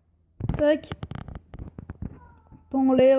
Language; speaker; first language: French; native; French